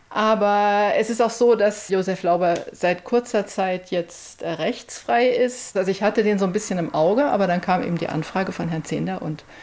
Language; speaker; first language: German; native; German